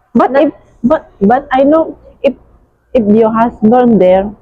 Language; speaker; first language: English; non-native, learner; Indonesian